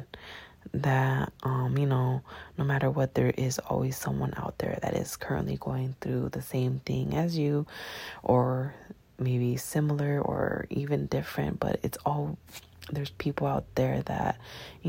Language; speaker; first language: English; native; English